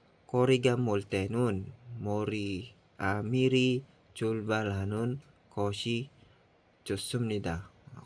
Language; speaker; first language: Korean; non-native, fluent; Filipino